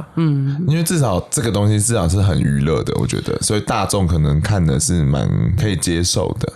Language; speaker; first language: Chinese; native; Chinese